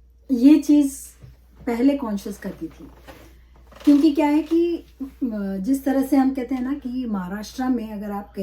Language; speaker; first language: Hindi; non-native, local second language; Malayalam